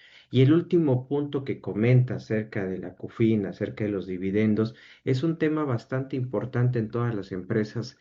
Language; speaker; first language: Spanish; native; Spanish